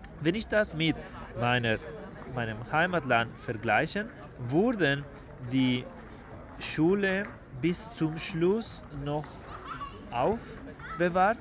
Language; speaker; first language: German; non-native, fluent; Spanish